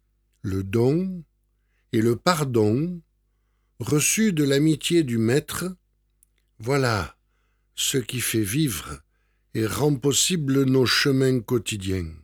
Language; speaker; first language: French; native; French